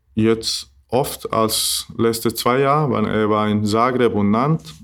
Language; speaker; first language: German; non-native, learner; Bosnian